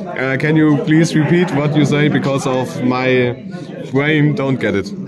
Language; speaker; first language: English; non-native, learner; German